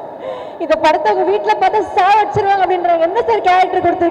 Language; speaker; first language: Tamil; native; Tamil